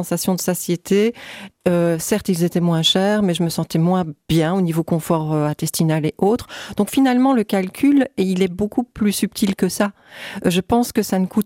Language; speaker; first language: French; native; French